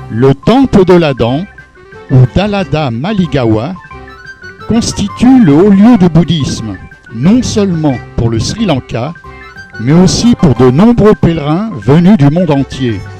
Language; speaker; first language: French; native; French